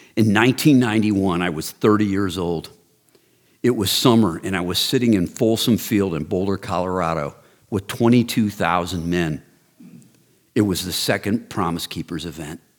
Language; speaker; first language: English; native; English